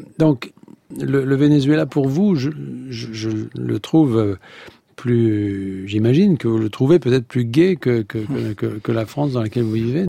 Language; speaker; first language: French; native; French